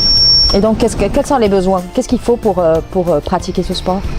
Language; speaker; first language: French; native; French